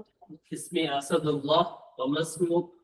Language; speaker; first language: Arabic; non-native, learner; Bangla